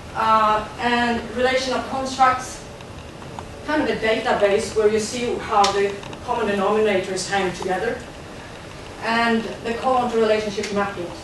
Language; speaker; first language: English; non-native, fluent; Swedish